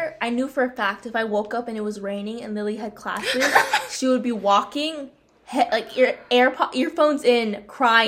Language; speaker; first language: English; early bilingual, other home language; Vietnamese